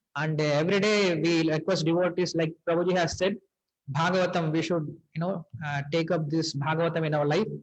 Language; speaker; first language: English; non-native, local second language; Tamil